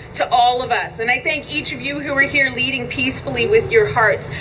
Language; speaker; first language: English; native; English